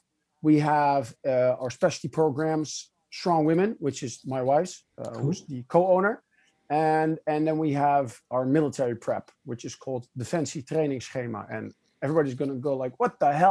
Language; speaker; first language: English; non-native, fluent; Dutch